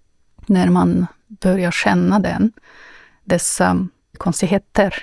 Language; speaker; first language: Swedish; non-native, fluent; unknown